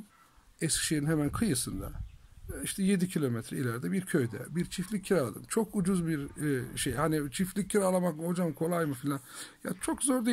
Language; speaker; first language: Turkish; native; Turkish